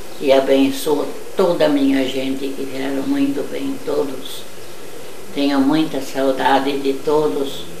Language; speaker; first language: Portuguese; early bilingual, other home language; German